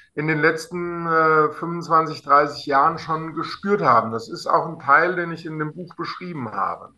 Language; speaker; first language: German; native; German